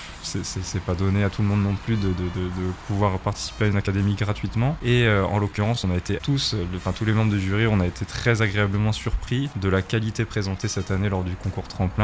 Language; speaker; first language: French; native; French